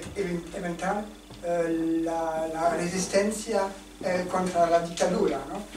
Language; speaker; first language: Spanish; non-native, learner; German